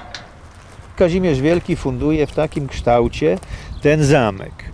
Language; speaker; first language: Polish; native; Polish